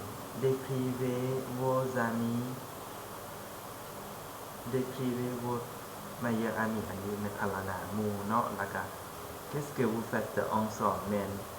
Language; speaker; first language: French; non-native, fluent; Lao